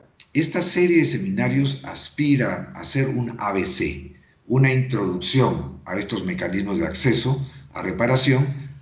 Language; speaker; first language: Spanish; native; Spanish